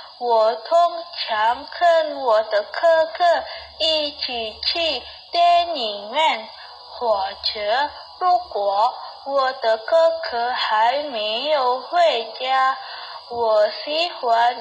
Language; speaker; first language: Chinese; non-native, learner; Indonesian